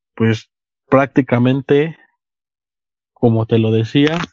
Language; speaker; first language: Spanish; native; Spanish